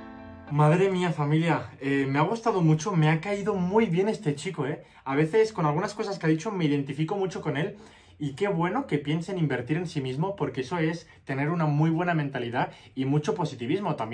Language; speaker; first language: Spanish; native; Spanish